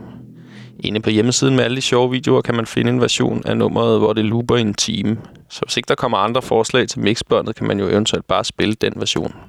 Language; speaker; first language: Danish; native; Danish